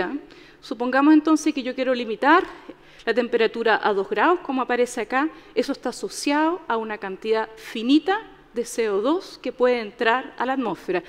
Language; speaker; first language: Spanish; native; Spanish